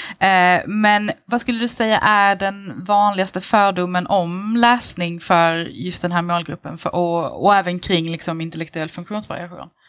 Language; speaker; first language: Swedish; native; Swedish